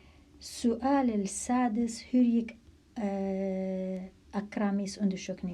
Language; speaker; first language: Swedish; non-native, fluent; Arabic